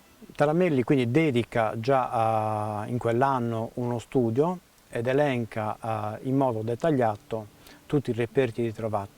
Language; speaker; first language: Italian; native; Italian